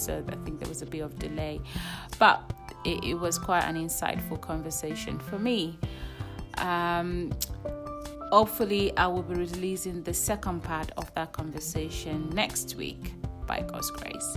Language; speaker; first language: English; non-native, local second language; Yoruba